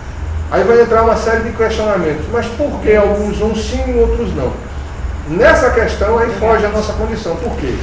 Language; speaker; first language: Portuguese; native; Portuguese